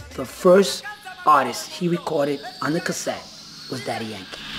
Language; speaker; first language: English; early bilingual, other home language; Spanish